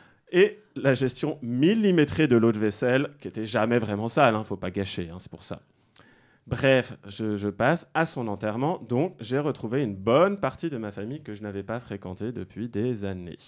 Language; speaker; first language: French; native; French